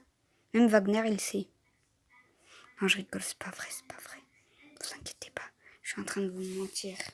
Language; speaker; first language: French; native; French